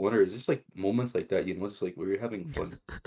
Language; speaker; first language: English; native; English